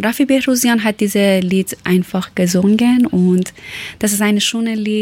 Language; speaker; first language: German; non-native, learner; Persian